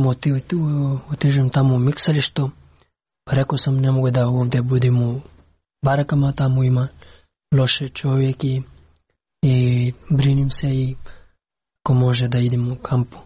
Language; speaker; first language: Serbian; non-native, learner; Pashto